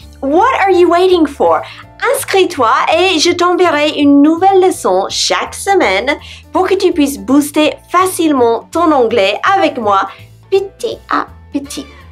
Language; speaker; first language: French; non-native, fluent; English